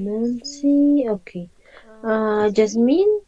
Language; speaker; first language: English; non-native, fluent; Spanish